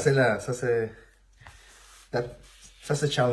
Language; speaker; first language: French; non-native, learner; Spanish